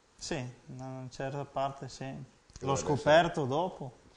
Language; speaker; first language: Italian; native; Italian